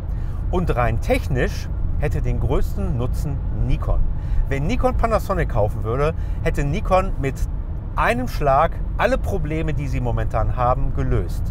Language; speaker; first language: German; native; German